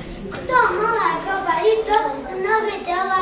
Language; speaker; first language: Russian; non-native, learner; Kyrgyz